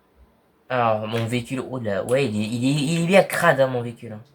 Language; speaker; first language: French; native; French